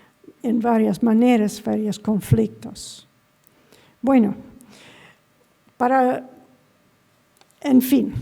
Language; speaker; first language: Spanish; non-native, fluent; English